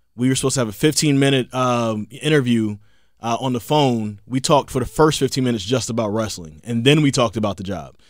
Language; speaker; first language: English; native; English